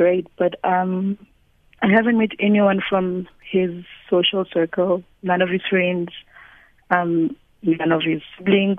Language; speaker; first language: English; non-native, local second language; Swati